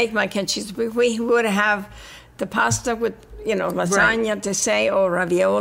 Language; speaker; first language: English; non-native, fluent; Italian